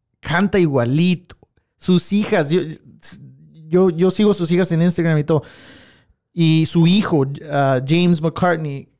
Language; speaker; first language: Spanish; early bilingual, heritage; Spanish